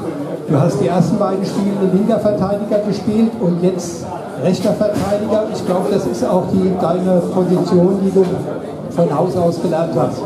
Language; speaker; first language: German; native; German